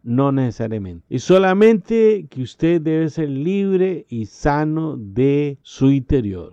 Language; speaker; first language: Spanish; native; Spanish